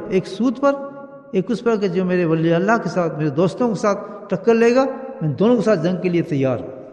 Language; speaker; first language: Urdu; early bilingual, heritage; Urdu